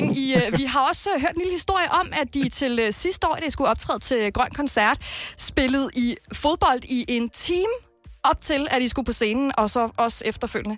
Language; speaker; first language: Danish; native; Danish